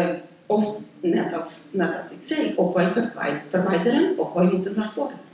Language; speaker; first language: Dutch; non-native, learner; Ukrainian